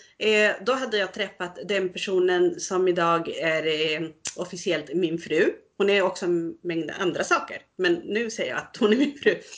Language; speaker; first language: Swedish; early bilingual, other home language; Spanish